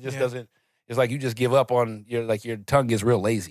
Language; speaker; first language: English; native; English